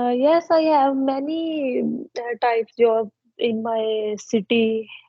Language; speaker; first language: English; non-native, learner; Punjabi